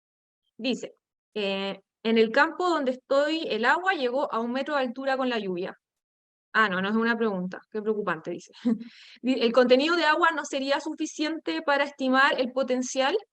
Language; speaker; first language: Spanish; native; Spanish